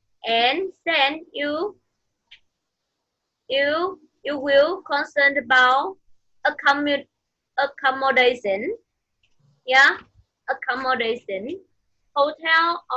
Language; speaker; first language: English; non-native, fluent; Vietnamese